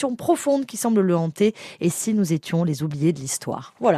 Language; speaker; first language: French; native; French